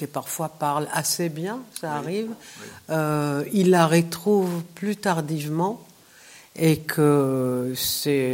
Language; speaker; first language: French; non-native, fluent; Hebrew